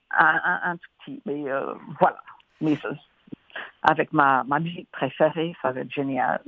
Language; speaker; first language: French; non-native, fluent; English